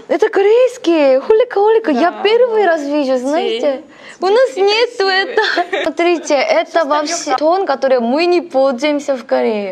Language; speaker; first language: Russian; non-native, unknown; Korean